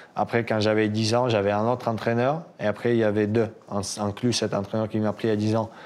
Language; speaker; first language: French; non-native, fluent; Russian